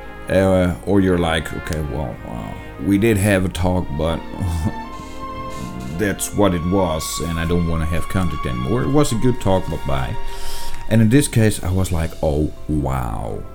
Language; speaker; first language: English; non-native, fluent; Dutch